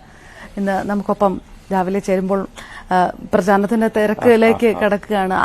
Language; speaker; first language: Malayalam; native; Malayalam